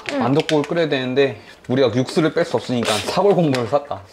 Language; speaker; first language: Korean; native; Korean